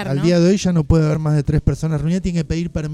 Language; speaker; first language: Spanish; native; Spanish